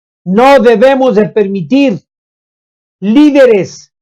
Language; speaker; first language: Spanish; native; Spanish